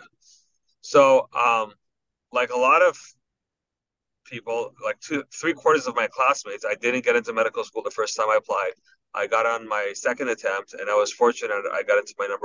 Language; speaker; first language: English; native; English